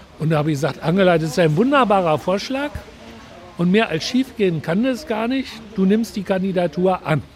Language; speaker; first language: German; native; German